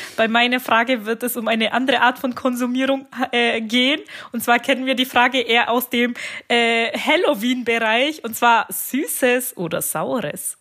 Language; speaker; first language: German; early bilingual, other home language; Turkish